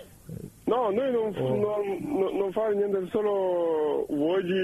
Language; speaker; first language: Italian; non-native, learner; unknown